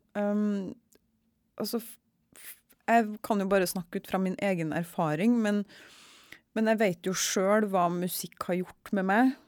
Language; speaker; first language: Norwegian; native; Norwegian